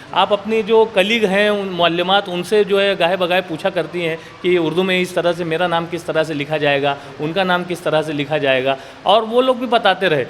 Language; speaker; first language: Urdu; native; Urdu